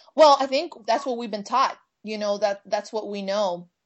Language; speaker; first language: English; native; English